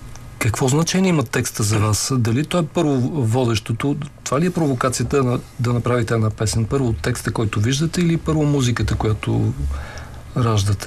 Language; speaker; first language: Bulgarian; native; Bulgarian